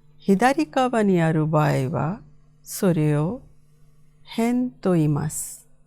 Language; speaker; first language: Japanese; non-native, fluent; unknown